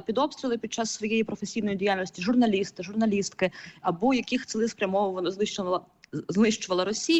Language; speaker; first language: Ukrainian; native; Ukrainian